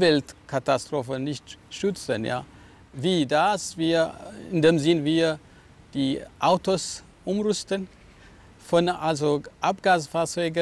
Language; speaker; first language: German; non-native, fluent; Amharic